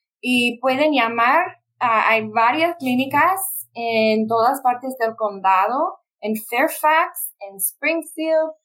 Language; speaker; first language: Spanish; non-native, fluent; English